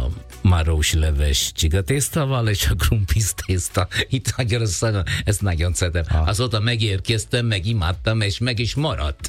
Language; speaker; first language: Hungarian; non-native, fluent; Italian